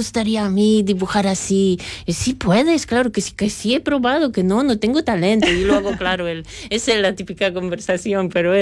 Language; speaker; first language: Spanish; non-native, fluent; Polish